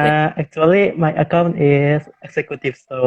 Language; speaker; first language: English; non-native, learner; Indonesian